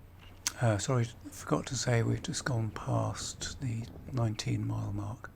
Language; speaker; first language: English; native; English